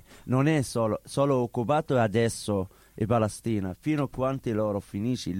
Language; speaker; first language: Italian; non-native, learner; Arabic